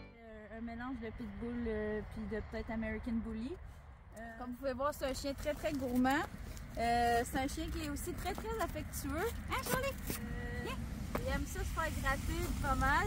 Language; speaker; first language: French; native; French